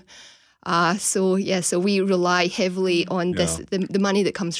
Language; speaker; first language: English; native; English